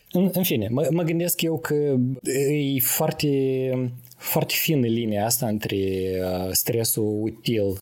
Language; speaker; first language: Romanian; native; Romanian